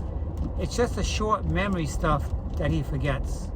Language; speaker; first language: English; native; English